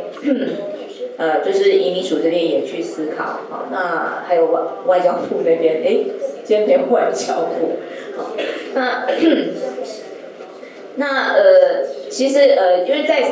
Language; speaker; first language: Chinese; native; Chinese